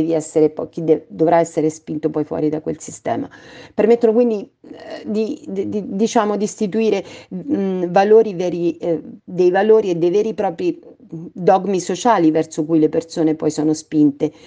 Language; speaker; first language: Italian; native; Italian